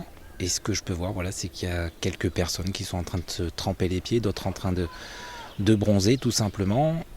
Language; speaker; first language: French; native; French